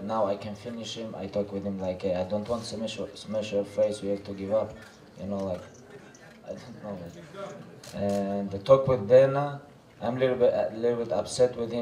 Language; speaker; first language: English; non-native, learner; Russian